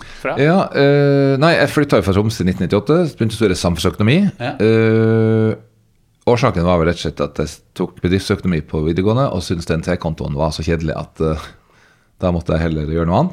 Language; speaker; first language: Norwegian; native; Norwegian